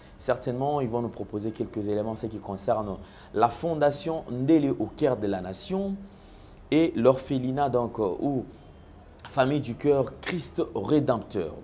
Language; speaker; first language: French; non-native, local second language; Lingala